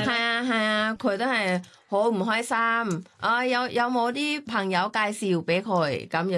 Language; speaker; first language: Cantonese; non-native, learner; Thai